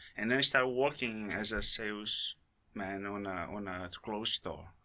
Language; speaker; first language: English; non-native, fluent; Portuguese